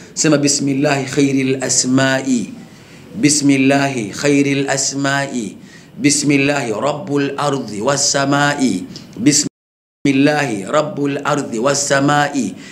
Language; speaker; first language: Swahili; native; Swahili